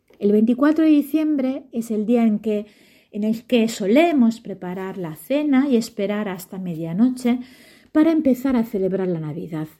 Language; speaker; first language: Spanish; non-native, fluent; Italian